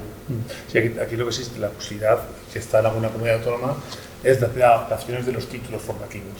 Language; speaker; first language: Spanish; native; Spanish